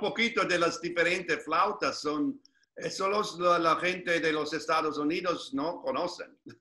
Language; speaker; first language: Spanish; non-native, fluent; English